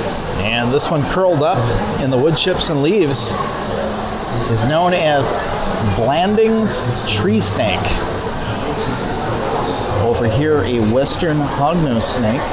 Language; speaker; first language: English; native; English